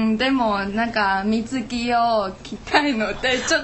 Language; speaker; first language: Japanese; non-native, learner; Chinese